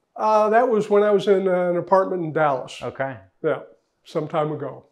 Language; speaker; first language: English; native; English